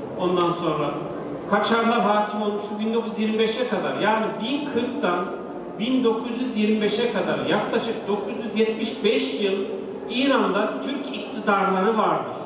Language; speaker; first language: Turkish; native; Turkish